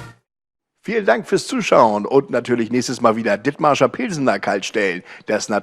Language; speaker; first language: German; native; German